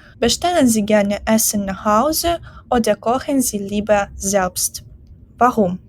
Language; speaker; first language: German; non-native, fluent; Ukrainian